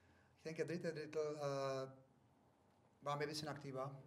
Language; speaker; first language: German; non-native, fluent; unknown